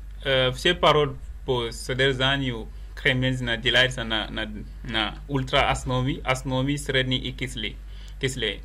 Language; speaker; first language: Russian; non-native, learner; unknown